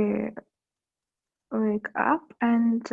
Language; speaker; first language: English; non-native, learner; Russian